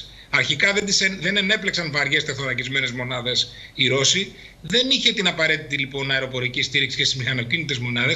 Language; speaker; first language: Greek; native; Greek